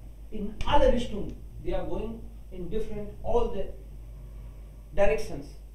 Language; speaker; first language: English; non-native, local second language; Hindi